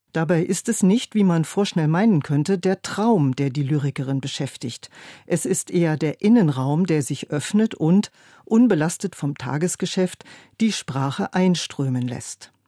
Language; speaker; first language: German; native; German